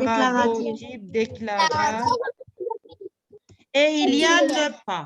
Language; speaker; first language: French; non-native, local second language; Arabic